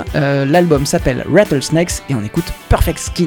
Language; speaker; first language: French; native; French